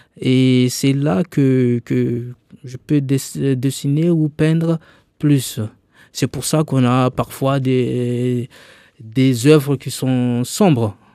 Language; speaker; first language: French; non-native, local second language; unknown